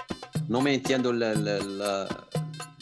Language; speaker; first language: Spanish; non-native, fluent; Arabic